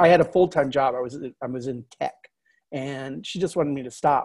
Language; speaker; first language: English; native; English